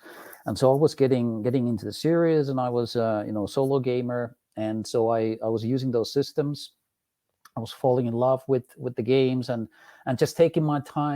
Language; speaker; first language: English; non-native, fluent; Finnish